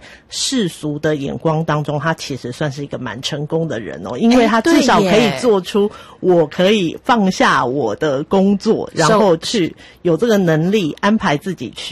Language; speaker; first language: Chinese; native; Chinese